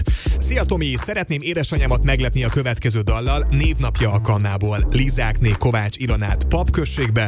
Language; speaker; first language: Hungarian; native; Hungarian